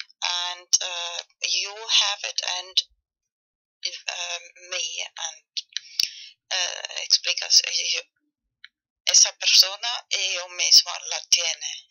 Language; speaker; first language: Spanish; non-native, fluent; German